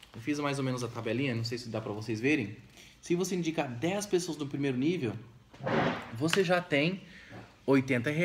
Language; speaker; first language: Portuguese; non-native, fluent; English